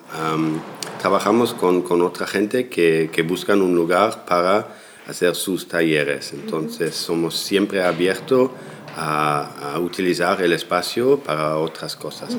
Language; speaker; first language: Spanish; non-native, fluent; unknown